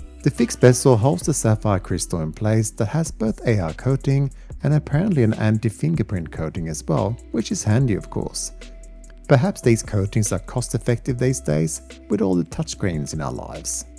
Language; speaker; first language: English; native; English